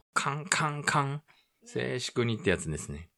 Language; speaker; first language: Japanese; native; Japanese